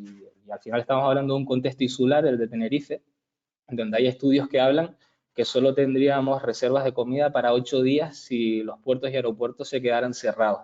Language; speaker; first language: Spanish; native; Spanish